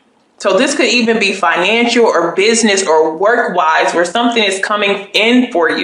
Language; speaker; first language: English; native; English